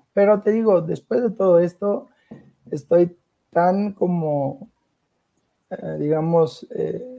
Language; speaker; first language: Spanish; non-native, fluent; Italian